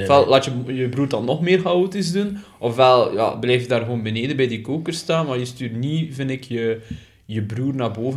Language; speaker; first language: Dutch; native; Dutch